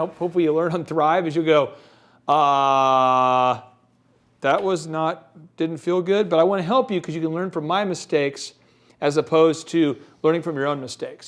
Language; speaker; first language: English; native; English